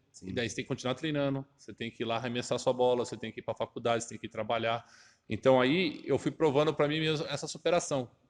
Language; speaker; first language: Portuguese; native; Portuguese